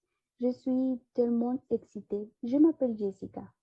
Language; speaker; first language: French; non-native, learner; Spanish